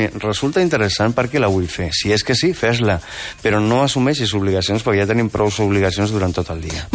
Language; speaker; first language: Catalan; non-native, local second language; Spanish